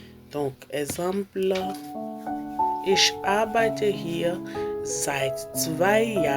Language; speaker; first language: German; non-native, fluent; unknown